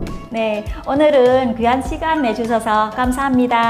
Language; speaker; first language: Korean; non-native, fluent; Vietnamese